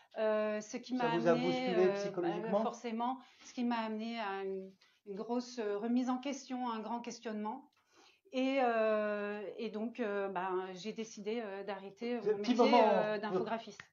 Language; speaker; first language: French; native; French